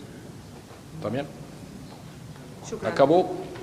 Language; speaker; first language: Spanish; non-native, fluent; Arabic